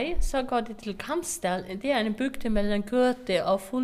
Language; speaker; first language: Danish; non-native, local second language; Faroese